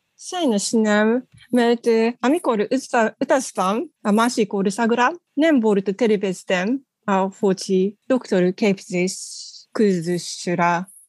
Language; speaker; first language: Hungarian; non-native, learner; Japanese